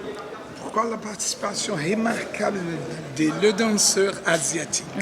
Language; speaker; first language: French; non-native, learner; Portuguese